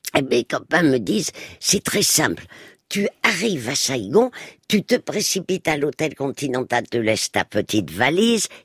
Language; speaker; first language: French; early bilingual, other home language; Spanish